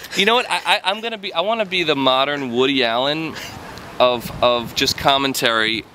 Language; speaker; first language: English; native; English